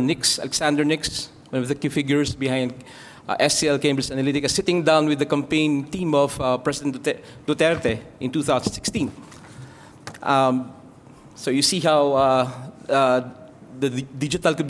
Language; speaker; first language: English; non-native, local second language; Filipino